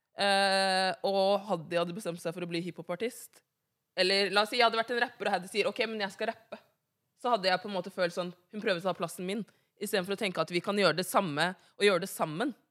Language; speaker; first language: Norwegian; early bilingual, other home language; Wolof